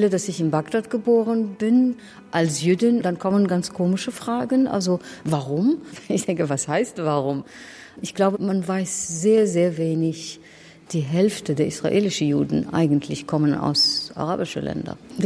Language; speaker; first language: German; non-native, fluent; Arabic